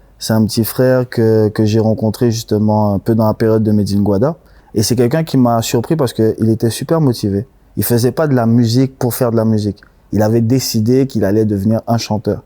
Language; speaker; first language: French; native; French